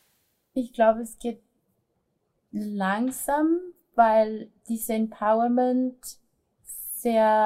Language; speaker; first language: German; non-native, fluent; Spanish